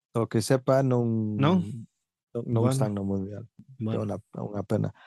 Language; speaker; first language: Galician; early bilingual, heritage; Galician